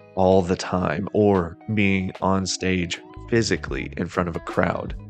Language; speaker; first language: English; native; English